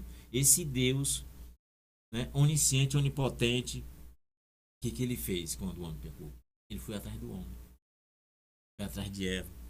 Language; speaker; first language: Portuguese; native; Portuguese